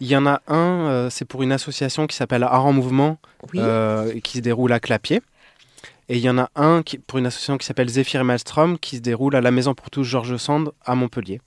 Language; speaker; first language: French; native; French